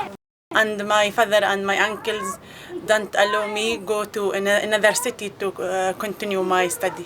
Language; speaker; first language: English; non-native, learner; Arabic